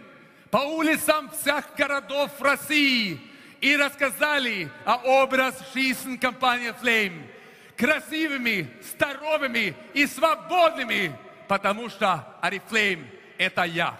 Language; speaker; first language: Russian; non-native, fluent; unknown